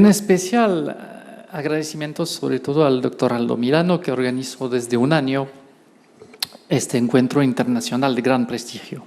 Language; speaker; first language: Spanish; non-native, fluent; French